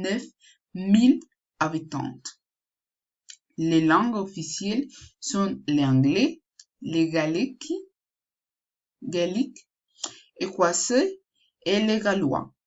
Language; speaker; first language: French; non-native, learner; Spanish